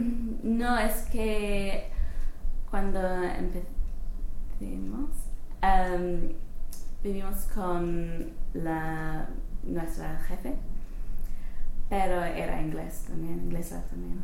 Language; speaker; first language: Spanish; non-native, learner; English